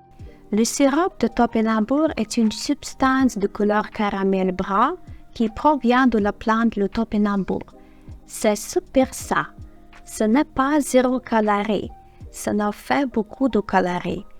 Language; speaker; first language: French; non-native, fluent; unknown